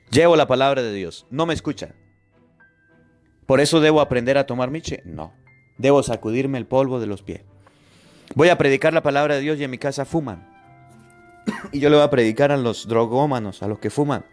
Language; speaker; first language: Spanish; native; Spanish